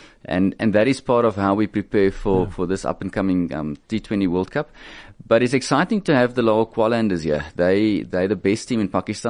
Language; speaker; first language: English; non-native, local second language; Afrikaans